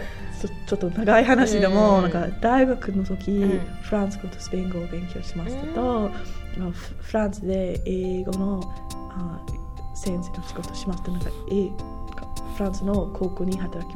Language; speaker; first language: Japanese; non-native, learner; English